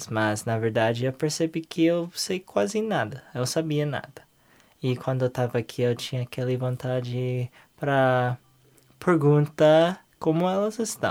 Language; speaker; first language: Portuguese; non-native, learner; English